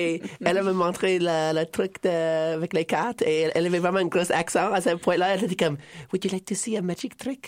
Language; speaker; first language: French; non-native, fluent; English